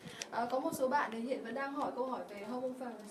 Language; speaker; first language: Vietnamese; native; Vietnamese